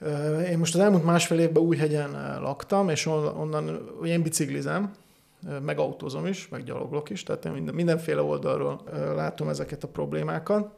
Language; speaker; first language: Hungarian; native; Hungarian